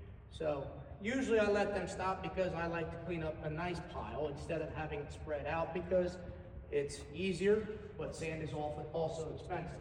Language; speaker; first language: English; native; English